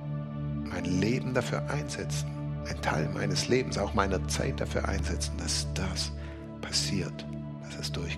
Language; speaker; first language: German; native; German